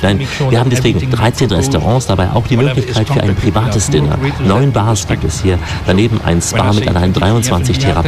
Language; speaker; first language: German; native; German